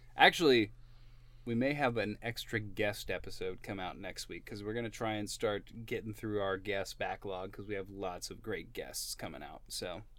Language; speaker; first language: English; native; English